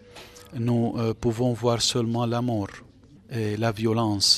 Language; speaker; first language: French; non-native, fluent; Arabic